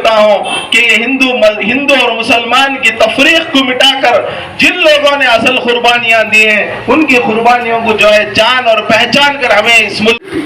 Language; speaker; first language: Urdu; native; Urdu